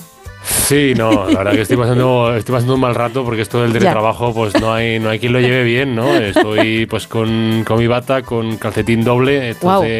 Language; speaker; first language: Spanish; native; Spanish